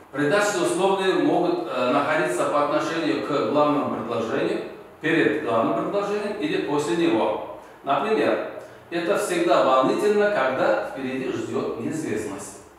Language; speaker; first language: Russian; non-native, local second language; Uzbek